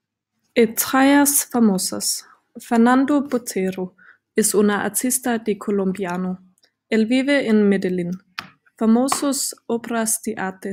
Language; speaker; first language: Spanish; non-native, learner; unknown